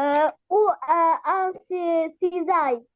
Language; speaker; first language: French; non-native, learner; Arabic